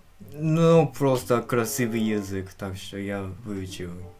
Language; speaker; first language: Russian; non-native, learner; Japanese